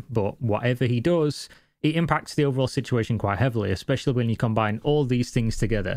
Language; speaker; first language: English; native; English